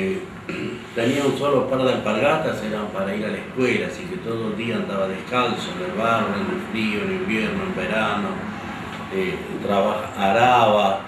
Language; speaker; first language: Spanish; native; Spanish